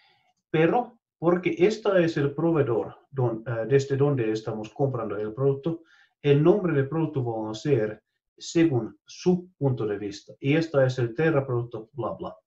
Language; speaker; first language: Spanish; non-native, fluent; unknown